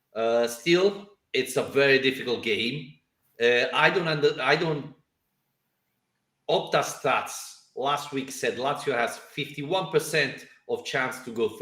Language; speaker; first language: English; non-native, fluent; Italian